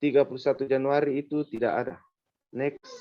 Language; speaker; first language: Indonesian; native; Indonesian